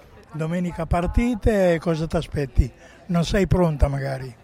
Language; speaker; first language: Italian; native; Italian